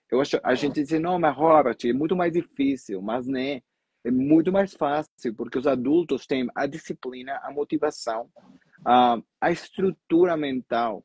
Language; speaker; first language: Portuguese; non-native, fluent; Spanish